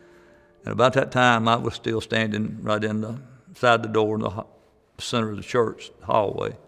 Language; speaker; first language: English; native; English